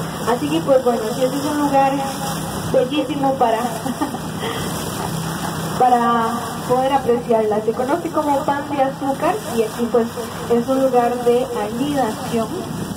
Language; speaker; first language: Spanish; native; Spanish